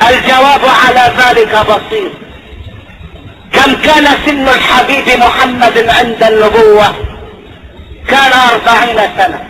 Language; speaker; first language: Arabic; native; Arabic